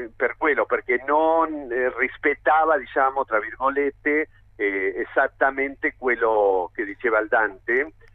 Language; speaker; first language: Italian; non-native, fluent; Spanish